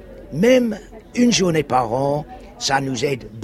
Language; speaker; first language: French; non-native, fluent; English